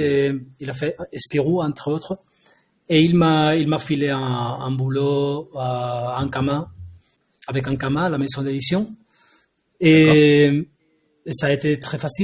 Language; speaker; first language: French; non-native, fluent; Spanish